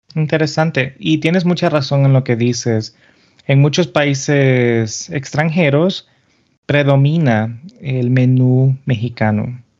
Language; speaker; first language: Spanish; native; Spanish